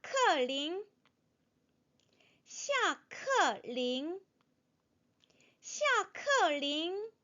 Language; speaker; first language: Chinese; non-native, fluent; Korean